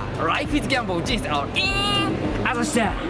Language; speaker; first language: Japanese; native; Japanese